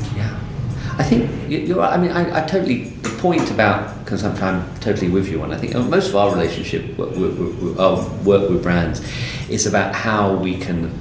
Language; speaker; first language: English; native; English